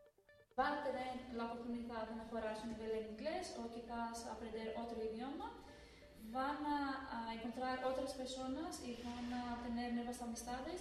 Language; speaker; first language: Spanish; non-native, fluent; Greek